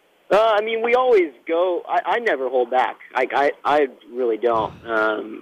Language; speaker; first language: English; non-native, fluent; German